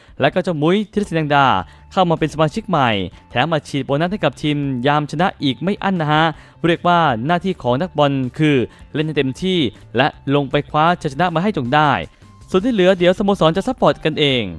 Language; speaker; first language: Thai; native; Thai